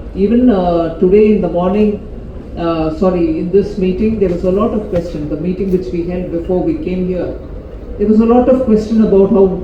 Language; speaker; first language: English; non-native, local second language; Tamil